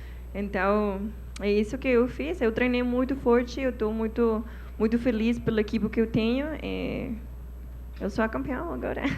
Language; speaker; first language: Portuguese; non-native, fluent; Spanish